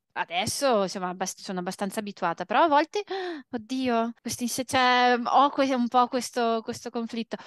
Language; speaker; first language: Italian; early bilingual, other home language; Portuguese